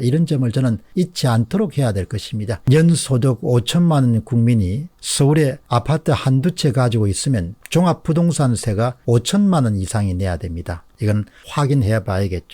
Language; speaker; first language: Korean; native; Korean